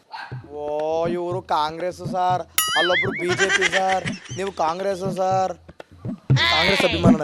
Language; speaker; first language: Kannada; native; Kannada